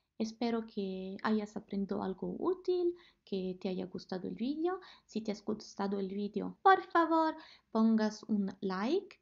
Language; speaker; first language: Spanish; non-native, fluent; Italian